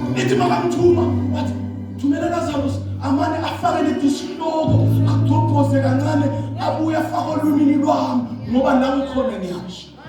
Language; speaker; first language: Zulu; non-native, local second language; Swati